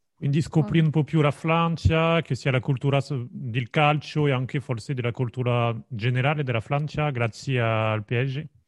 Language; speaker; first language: Italian; non-native, fluent; French